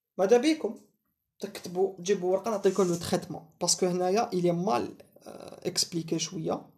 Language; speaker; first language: French; non-native, local second language; Arabic